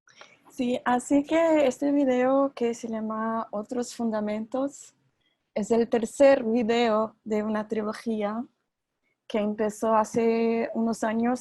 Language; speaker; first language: Spanish; non-native, fluent; Portuguese